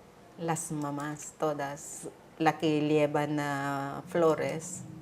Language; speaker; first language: Spanish; non-native, learner; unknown